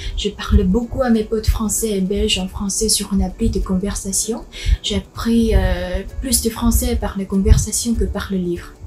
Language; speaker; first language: French; non-native, fluent; Korean